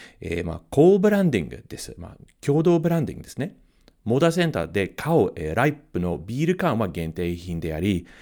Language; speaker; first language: Japanese; non-native, fluent; English